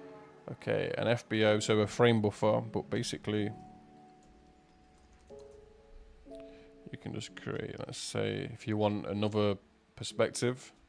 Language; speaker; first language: English; native; English